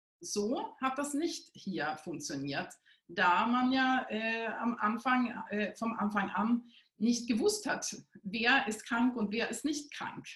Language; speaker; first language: German; non-native, fluent; Swedish